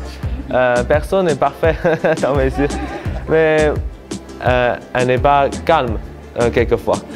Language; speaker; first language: French; early bilingual, heritage; French